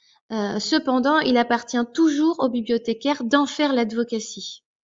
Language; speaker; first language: French; native; French